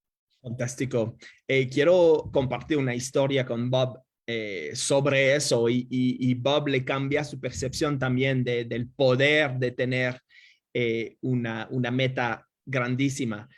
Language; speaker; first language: Spanish; non-native, fluent; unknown